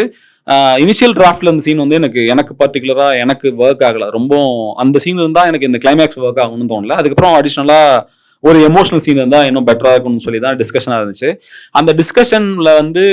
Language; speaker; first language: Tamil; native; Tamil